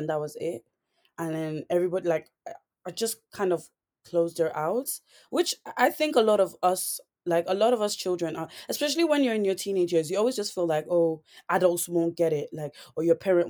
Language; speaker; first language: English; native; English